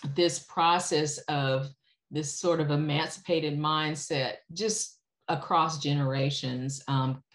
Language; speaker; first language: English; native; English